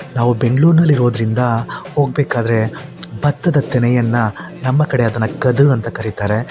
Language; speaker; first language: Kannada; non-native, local second language; Kodava